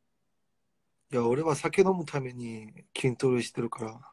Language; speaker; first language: Japanese; non-native, fluent; Korean